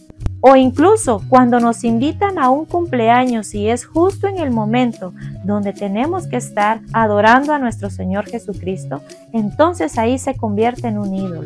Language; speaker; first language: Spanish; native; Spanish